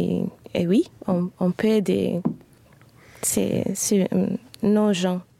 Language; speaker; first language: French; non-native, fluent; Spanish